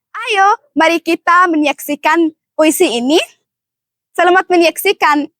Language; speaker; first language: Indonesian; non-native, learner; Arabic